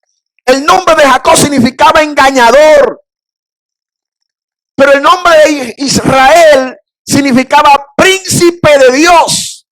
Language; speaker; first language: Spanish; native; Spanish